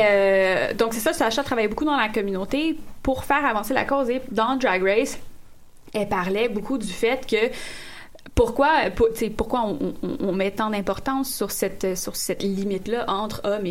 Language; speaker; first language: French; native; French